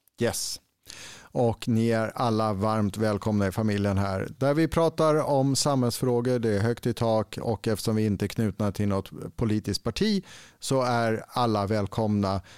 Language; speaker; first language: Swedish; native; Swedish